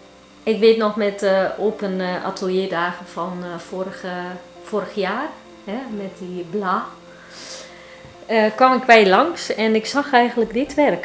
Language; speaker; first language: Dutch; early bilingual, heritage; Turkish